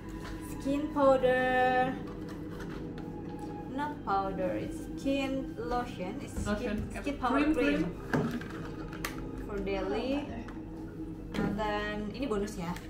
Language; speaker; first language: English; non-native, learner; Indonesian